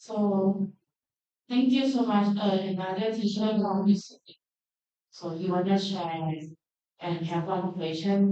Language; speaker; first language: English; non-native, learner; Thai